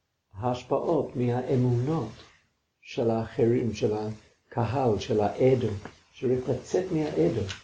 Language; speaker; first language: Hebrew; non-native, fluent; English